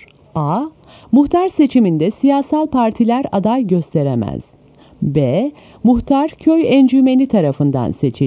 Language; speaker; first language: Turkish; native; Turkish